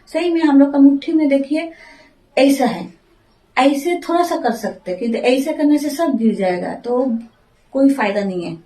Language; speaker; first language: Hindi; non-native, local second language; Bangla